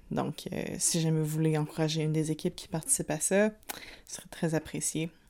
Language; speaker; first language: French; native; French